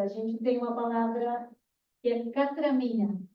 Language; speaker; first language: Portuguese; non-native, fluent; Spanish